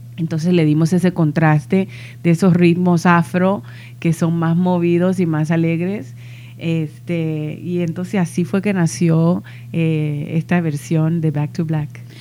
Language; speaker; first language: Spanish; early bilingual, heritage; Spanish